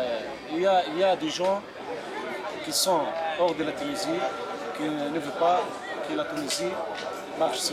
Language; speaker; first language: French; non-native, local second language; Arabic